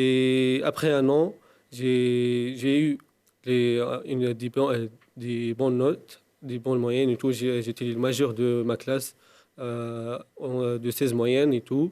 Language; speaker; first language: French; non-native, local second language; Arabic